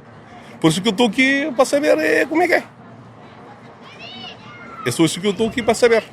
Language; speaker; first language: Portuguese; non-native, local second language; Kabuverdianu